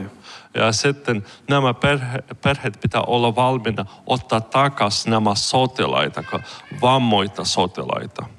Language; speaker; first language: Finnish; non-native, learner; Ukrainian